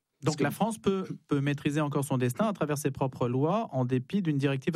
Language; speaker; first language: French; native; French